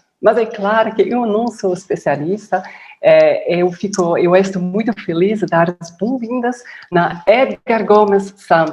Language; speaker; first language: Portuguese; non-native, fluent; Dutch